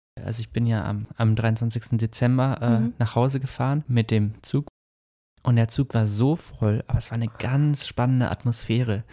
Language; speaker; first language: German; native; German